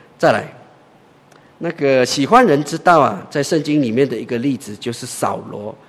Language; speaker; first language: Chinese; native; Chinese